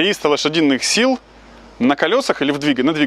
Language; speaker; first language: Russian; native; Russian